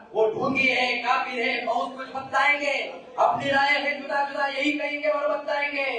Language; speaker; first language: Hindi; non-native, local second language; Marathi